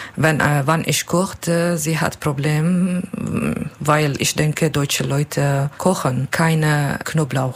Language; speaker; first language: German; non-native, learner; Turkish